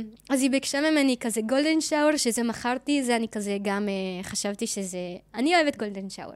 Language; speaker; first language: Hebrew; non-native, fluent; Spanish